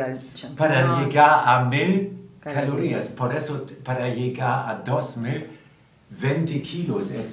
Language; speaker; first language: Spanish; non-native, learner; German